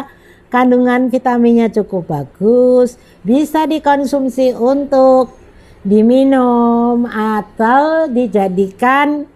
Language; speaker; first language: Indonesian; native; Indonesian